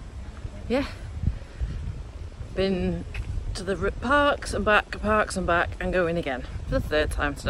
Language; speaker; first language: English; native; English